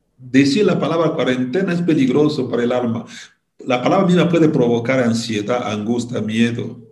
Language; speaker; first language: Spanish; non-native, fluent; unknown